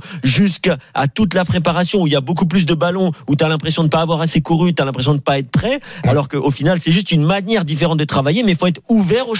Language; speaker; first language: French; native; French